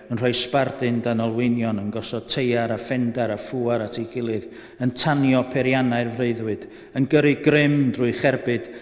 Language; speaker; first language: Welsh; native; Welsh